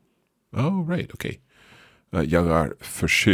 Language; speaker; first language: Swedish; non-native, learner; English